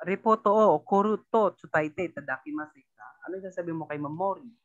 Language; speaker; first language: Japanese; non-native, fluent; Filipino